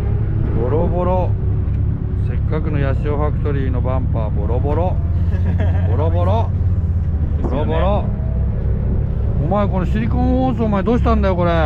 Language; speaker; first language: Japanese; native; Japanese